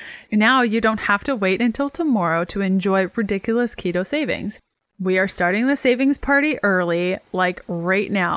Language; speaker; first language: English; native; English